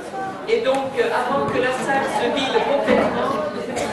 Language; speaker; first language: French; native; French